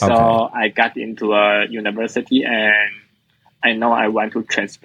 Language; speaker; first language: English; non-native, learner; Chinese